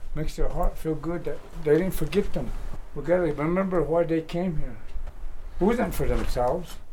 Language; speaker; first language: English; native; English